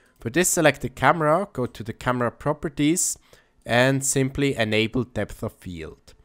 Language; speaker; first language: English; non-native, fluent; German